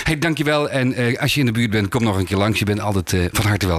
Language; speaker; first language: Dutch; native; Dutch